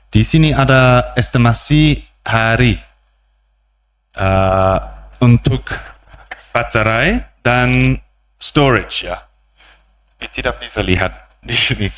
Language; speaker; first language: Indonesian; non-native, learner; English